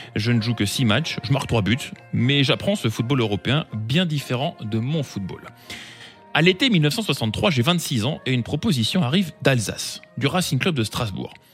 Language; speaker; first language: French; non-native, fluent; Spanish